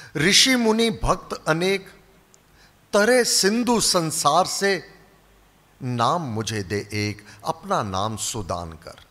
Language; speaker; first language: Hindi; native; Hindi